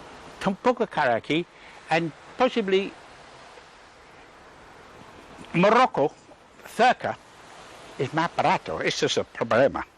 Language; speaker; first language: Spanish; non-native, learner; English